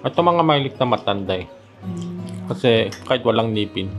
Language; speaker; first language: Filipino; non-native, learner; Korean